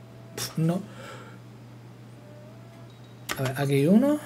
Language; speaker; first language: Spanish; native; Spanish